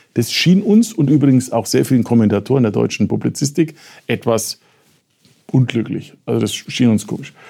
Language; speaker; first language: German; native; German